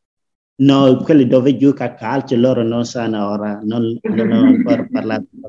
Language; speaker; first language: Italian; non-native, learner; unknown